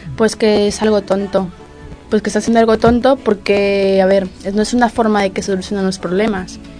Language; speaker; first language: Spanish; native; Spanish